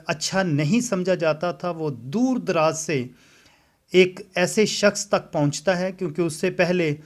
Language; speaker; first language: Urdu; non-native, local second language; Punjabi